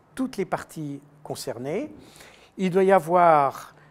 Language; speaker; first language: French; native; French